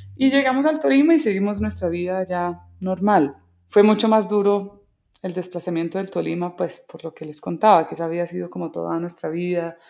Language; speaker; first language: Spanish; early bilingual, other home language; English